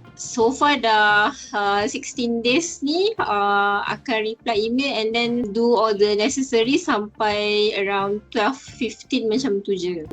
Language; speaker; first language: Malay; native; Malay